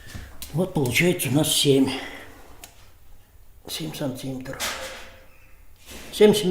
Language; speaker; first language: Russian; native; Russian